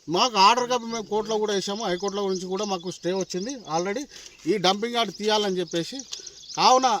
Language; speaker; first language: Telugu; non-native, local second language; Lambadi